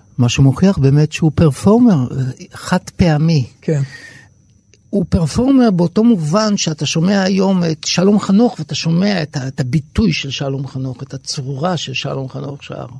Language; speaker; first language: Hebrew; native; Hebrew